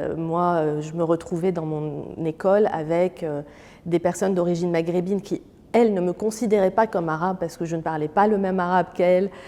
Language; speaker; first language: French; early bilingual, other home language; Arabic